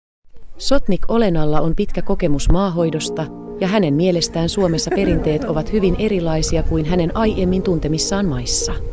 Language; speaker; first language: Finnish; native; Finnish